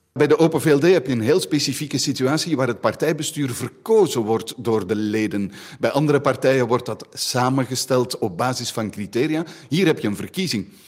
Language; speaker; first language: Dutch; native; Dutch